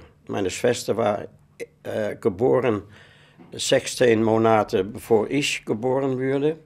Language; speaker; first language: German; non-native, fluent; Dutch